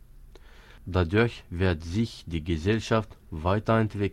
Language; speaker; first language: German; non-native, fluent; Kabyle